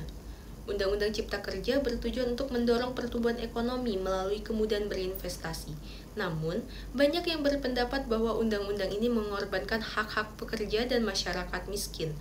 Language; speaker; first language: Indonesian; native; Indonesian